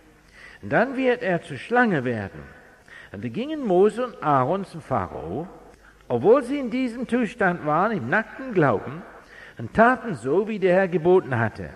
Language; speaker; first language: German; non-native, fluent; English